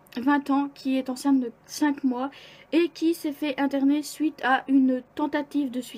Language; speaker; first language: French; native; French